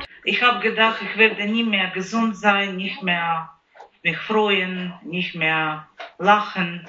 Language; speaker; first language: German; non-native, learner; Ukrainian